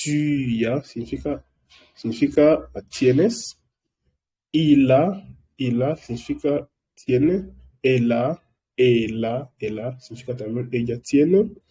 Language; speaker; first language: Spanish; non-native, fluent; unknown